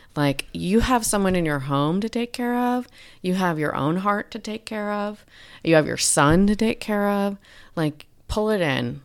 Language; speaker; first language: English; native; English